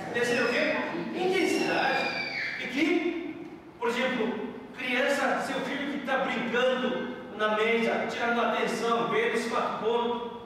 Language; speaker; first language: Portuguese; non-native, fluent; Korean